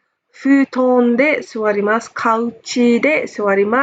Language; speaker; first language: Japanese; non-native, fluent; English